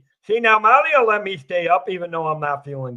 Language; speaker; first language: English; native; English